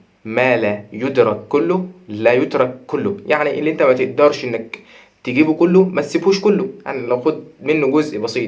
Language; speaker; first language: Arabic; native; Arabic